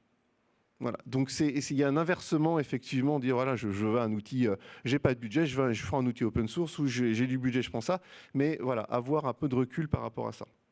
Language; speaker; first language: French; native; French